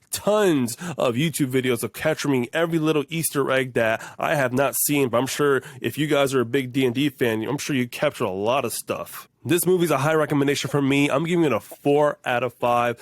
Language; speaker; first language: English; native; English